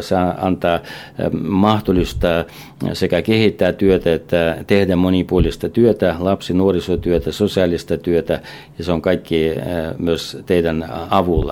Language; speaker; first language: Finnish; non-native, fluent; Russian